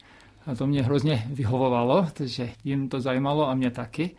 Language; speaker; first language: Czech; early bilingual, heritage; Czech